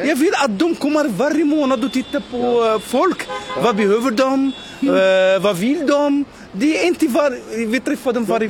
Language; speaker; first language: Swedish; non-native, learner; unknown